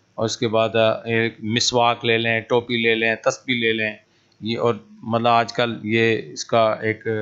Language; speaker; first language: Urdu; non-native, local second language; Punjabi